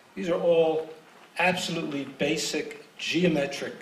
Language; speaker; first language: English; native; English